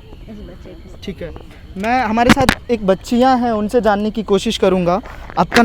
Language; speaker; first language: Hindi; native; Hindi